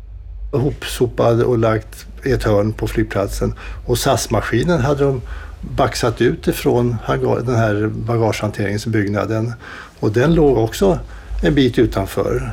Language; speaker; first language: Swedish; native; Swedish